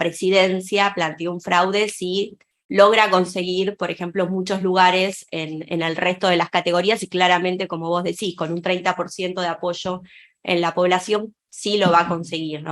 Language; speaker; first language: Spanish; native; Spanish